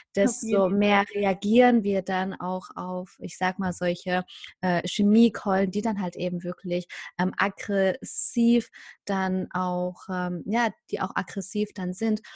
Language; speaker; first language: German; native; German